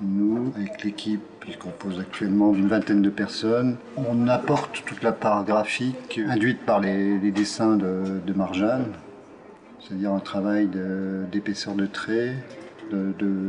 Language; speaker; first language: French; native; French